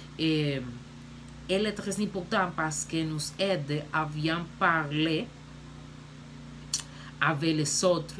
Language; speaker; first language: French; non-native, learner; Spanish